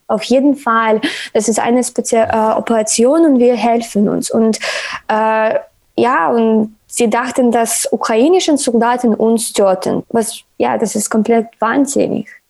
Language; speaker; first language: German; non-native, learner; Ukrainian